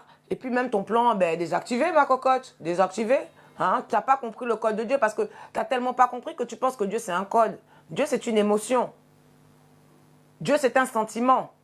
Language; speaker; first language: French; native; French